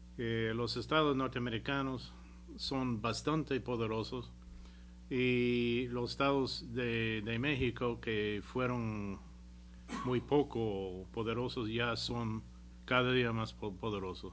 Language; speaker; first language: Spanish; non-native, fluent; English